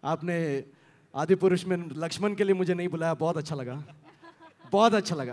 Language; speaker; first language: Hindi; non-native, local second language; Telugu